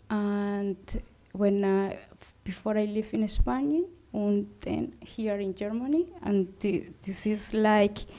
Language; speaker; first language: English; non-native, learner; Spanish